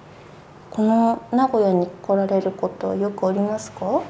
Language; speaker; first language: Japanese; native; Japanese